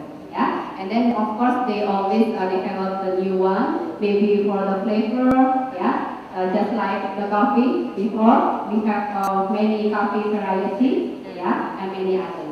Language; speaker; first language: English; non-native, local second language; Indonesian